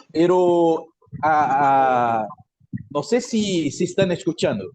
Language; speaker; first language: Spanish; non-native, fluent; Portuguese